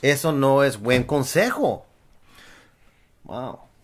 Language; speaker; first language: Spanish; early bilingual, other home language; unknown